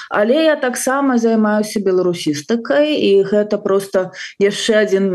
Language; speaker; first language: Belarusian; non-native, local second language; Russian